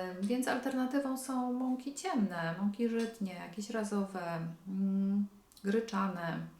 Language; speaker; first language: Polish; native; Polish